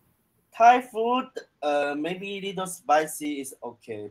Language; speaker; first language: English; non-native, learner; Chinese